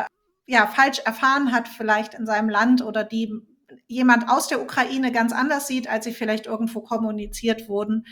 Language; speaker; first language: German; native; German